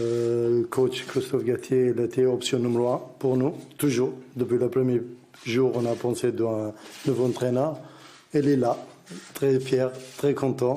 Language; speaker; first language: French; non-native, learner; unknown